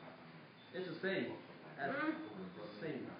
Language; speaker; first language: English; non-native, learner; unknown